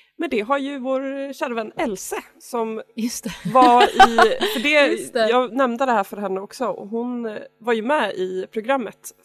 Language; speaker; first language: Swedish; native; Swedish